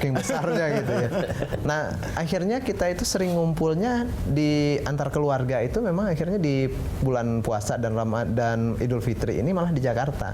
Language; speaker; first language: Indonesian; non-native, local second language; Minangkabau